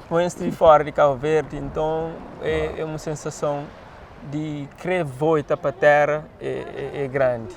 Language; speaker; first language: Portuguese; non-native, local second language; Kabuverdianu